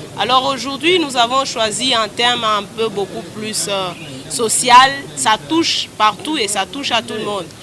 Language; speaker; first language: French; non-native, local second language; Swahili